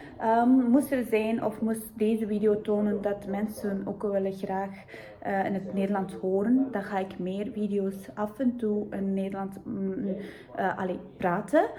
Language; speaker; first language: Dutch; non-native, fluent; Tibetan